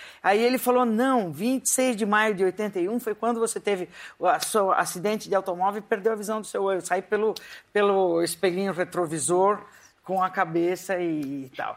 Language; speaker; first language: Portuguese; native; Portuguese